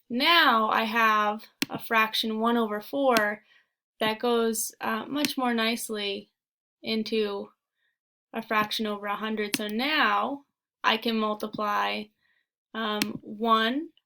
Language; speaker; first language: English; native; English